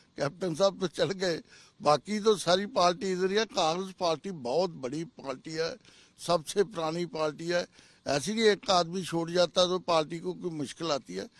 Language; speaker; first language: Hindi; non-native, local second language; Punjabi